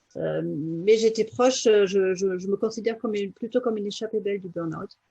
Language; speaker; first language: French; non-native, fluent; German